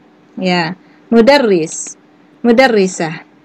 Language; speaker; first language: Arabic; non-native, learner; Indonesian